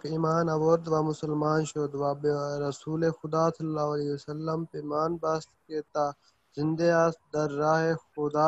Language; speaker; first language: Persian; non-native, learner; Urdu